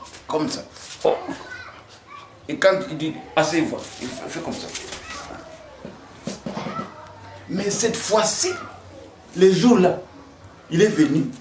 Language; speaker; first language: French; non-native, local second language; Swahili